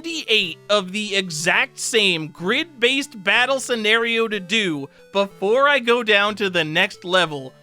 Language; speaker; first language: English; native; English